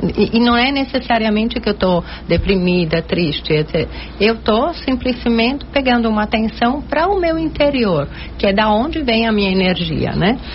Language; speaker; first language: Portuguese; non-native, fluent; Italian